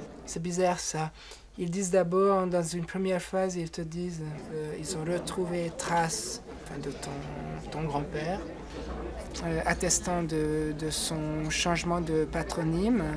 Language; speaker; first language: French; non-native, fluent; Hungarian